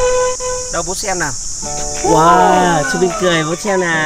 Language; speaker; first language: Vietnamese; native; Vietnamese